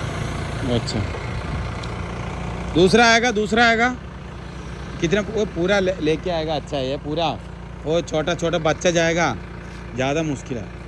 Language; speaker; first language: Hindi; non-native, learner; Malayalam